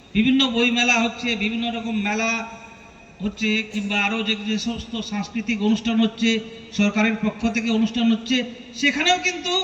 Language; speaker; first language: Bangla; non-native, local second language; Santali